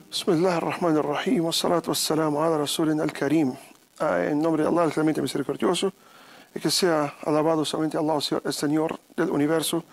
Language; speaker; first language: Spanish; non-native, fluent; Arabic